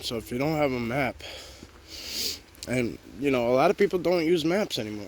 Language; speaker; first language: English; native; English